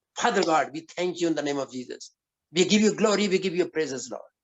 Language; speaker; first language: English; non-native, local second language; Urdu